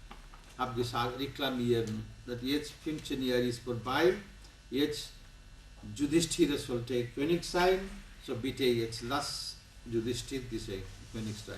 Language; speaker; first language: German; non-native, learner; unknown